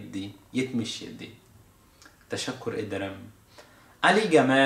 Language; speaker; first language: Turkish; non-native, fluent; Arabic